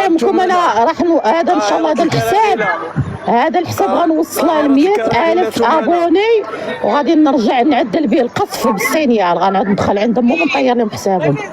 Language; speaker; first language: Arabic; native; Arabic